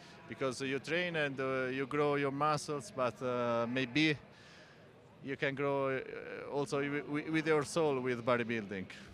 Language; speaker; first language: English; non-native, fluent; Italian